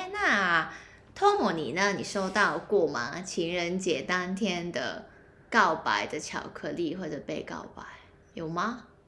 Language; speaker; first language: Chinese; non-native, local second language; Cantonese